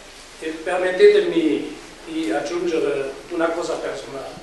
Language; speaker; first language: Italian; non-native, fluent; German